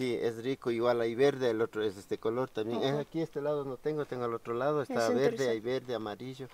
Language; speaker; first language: Spanish; native; Spanish